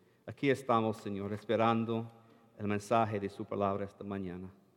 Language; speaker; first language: Spanish; non-native, fluent; English